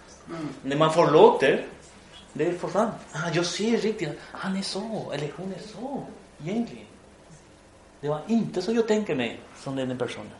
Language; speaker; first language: Swedish; non-native, fluent; Spanish